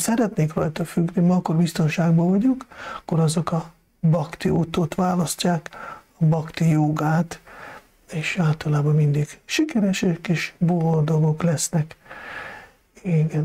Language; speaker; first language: Hungarian; non-native, fluent; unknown